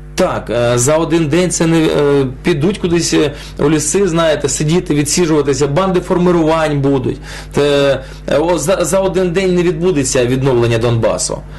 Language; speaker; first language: Ukrainian; non-native, local second language; Russian